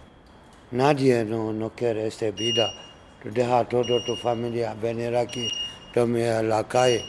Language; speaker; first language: Spanish; non-native, learner; Arabic